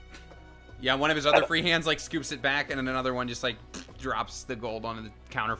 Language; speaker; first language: English; native; English